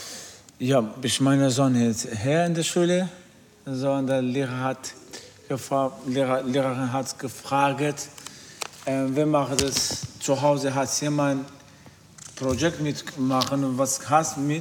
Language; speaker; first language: German; non-native, learner; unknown